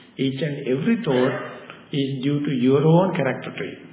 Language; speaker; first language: English; non-native, local second language; Sinhala